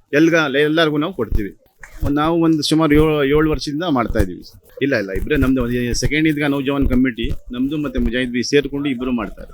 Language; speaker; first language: Kannada; non-native, local second language; Urdu